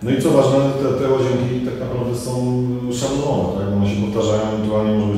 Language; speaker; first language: Polish; native; Polish